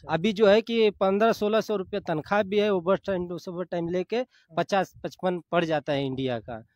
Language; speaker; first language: Hindi; native; Hindi